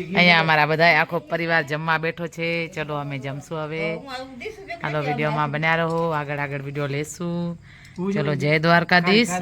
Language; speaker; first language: Gujarati; non-native, local second language; Kachhi